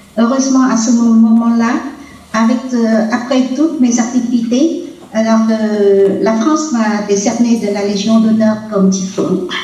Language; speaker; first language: French; non-native, local second language; Vietnamese